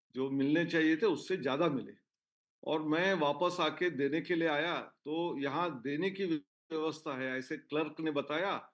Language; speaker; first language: Hindi; non-native, local second language; Marathi